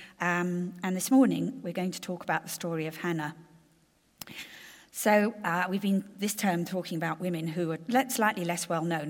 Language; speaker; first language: English; native; English